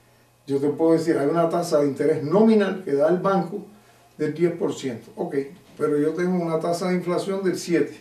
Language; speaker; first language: Spanish; native; Spanish